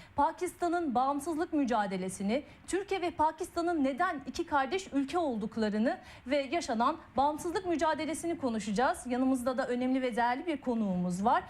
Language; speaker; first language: Turkish; native; Turkish